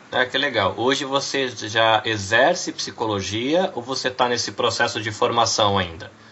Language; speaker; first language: Portuguese; native; Portuguese